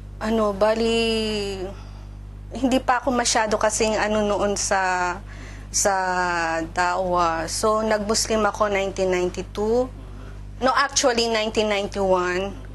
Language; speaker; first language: Filipino; native; Filipino